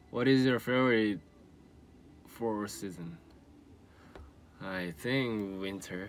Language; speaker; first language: English; non-native, learner; Korean